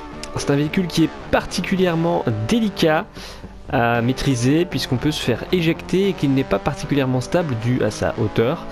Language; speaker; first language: French; native; French